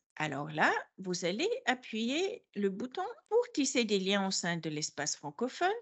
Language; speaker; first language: French; non-native, fluent; Bulgarian